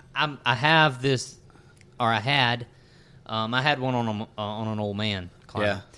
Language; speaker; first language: English; native; English